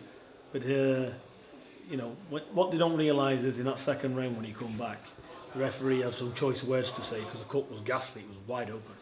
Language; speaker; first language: English; native; English